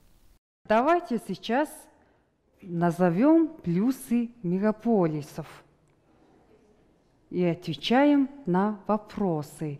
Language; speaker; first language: Russian; non-native, fluent; Mongolian